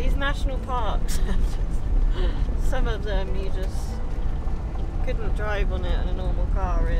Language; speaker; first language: English; native; English